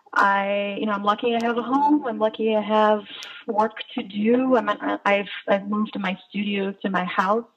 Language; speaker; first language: English; non-native, fluent; Portuguese